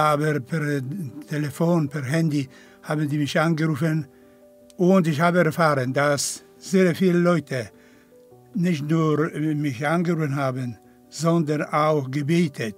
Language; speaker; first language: German; non-native, fluent; Polish